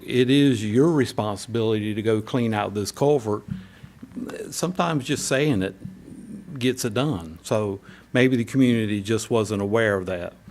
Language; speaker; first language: English; native; English